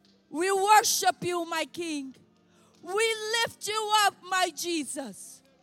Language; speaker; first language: English; non-native, fluent; Portuguese